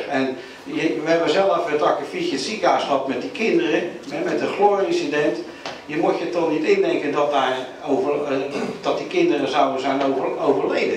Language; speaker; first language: Dutch; native; Dutch